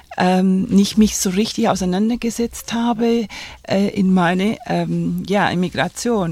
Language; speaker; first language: German; non-native, fluent; Spanish